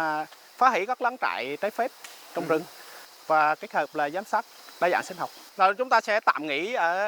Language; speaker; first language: Vietnamese; native; Vietnamese